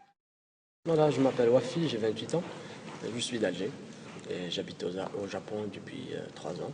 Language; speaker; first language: French; non-native, local second language; Arabic